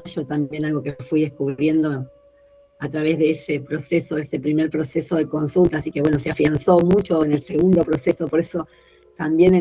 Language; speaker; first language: Spanish; native; Spanish